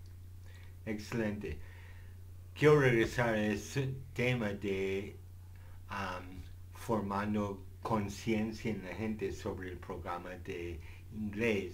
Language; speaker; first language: Spanish; non-native, fluent; English